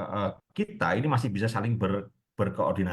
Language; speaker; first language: Indonesian; native; Indonesian